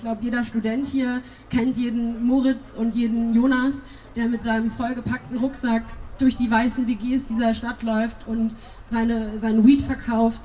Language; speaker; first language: German; early bilingual, other home language; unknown